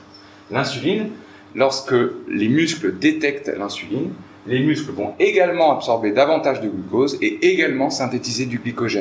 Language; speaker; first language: French; native; French